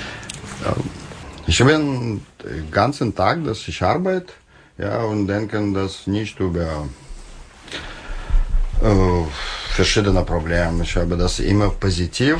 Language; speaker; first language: German; non-native, learner; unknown